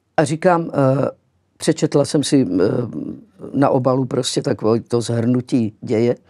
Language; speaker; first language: Czech; early bilingual, other home language; Greek